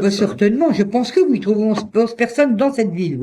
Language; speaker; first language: French; native; French